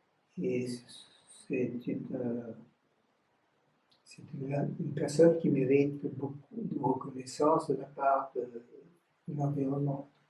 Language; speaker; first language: French; non-native, fluent; Vietnamese